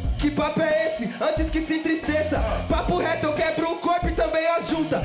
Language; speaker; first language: Portuguese; native; Portuguese